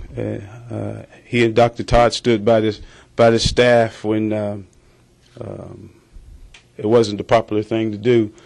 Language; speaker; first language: English; native; English